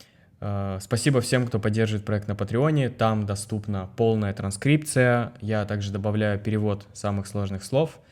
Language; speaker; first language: Russian; native; Russian